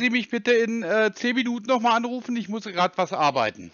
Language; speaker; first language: German; native; German